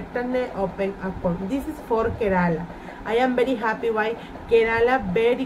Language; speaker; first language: English; non-native, learner; Spanish